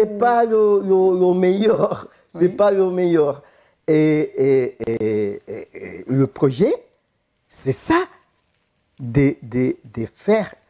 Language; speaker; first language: French; non-native, fluent; Spanish